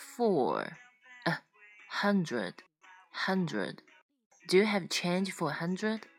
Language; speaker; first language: English; non-native, fluent; Chinese